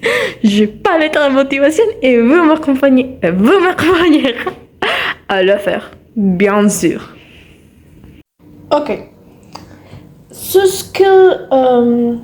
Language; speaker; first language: French; non-native, learner; Spanish